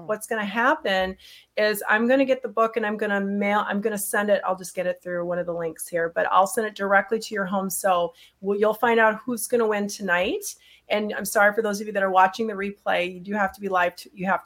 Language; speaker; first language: English; native; English